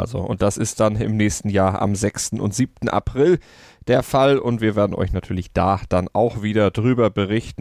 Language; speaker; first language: German; native; German